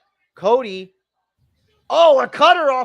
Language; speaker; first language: English; native; English